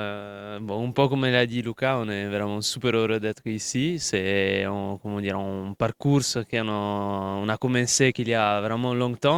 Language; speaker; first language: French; non-native, fluent; Italian